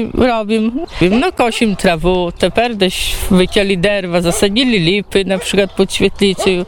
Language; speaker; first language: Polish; non-native, local second language; Belarusian